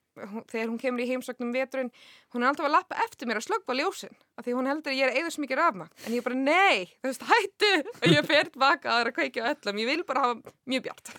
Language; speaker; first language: Icelandic; non-native, fluent; English